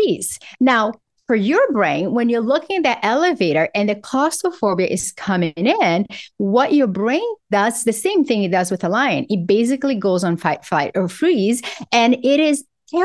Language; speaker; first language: English; non-native, fluent; Portuguese